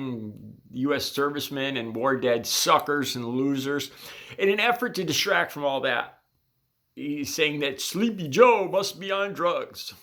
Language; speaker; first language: English; native; English